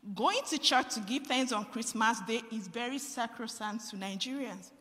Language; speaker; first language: English; non-native, local second language; Yoruba